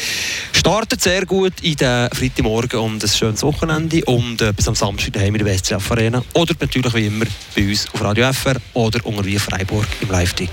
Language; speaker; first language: German; native; German